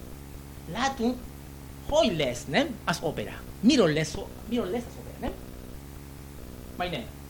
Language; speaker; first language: Hungarian; non-native, learner; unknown